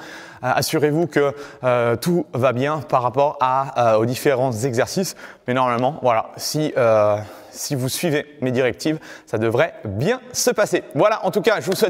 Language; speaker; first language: French; native; French